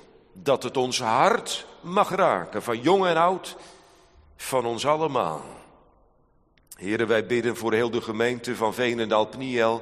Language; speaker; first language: Dutch; native; Dutch